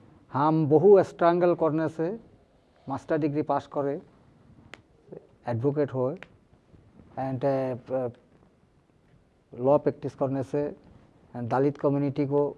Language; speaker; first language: Hindi; non-native, learner; Bangla